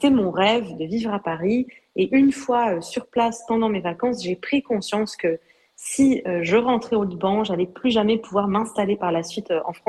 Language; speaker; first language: French; native; French